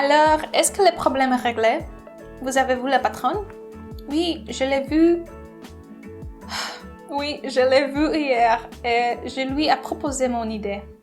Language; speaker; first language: French; non-native, learner; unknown